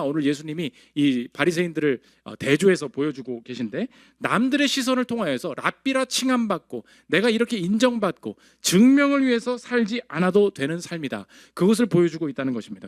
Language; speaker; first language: Korean; native; Korean